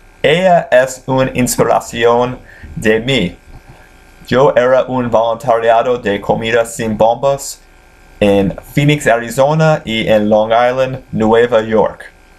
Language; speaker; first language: Spanish; non-native, learner; English